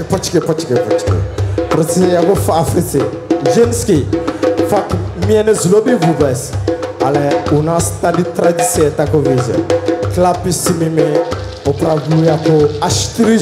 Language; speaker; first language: Czech; non-native, learner; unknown